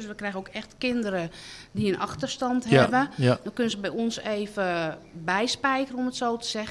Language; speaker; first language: Dutch; native; Dutch